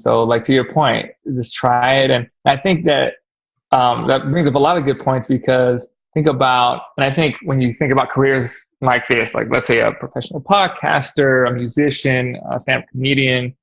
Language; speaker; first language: English; native; English